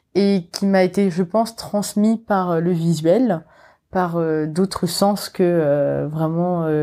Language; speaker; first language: French; non-native, local second language; Morisyen